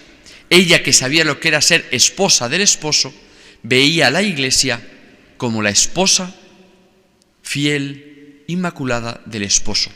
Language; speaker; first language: Spanish; native; Spanish